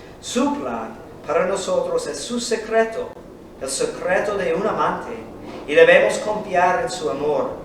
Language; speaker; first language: Spanish; non-native, fluent; English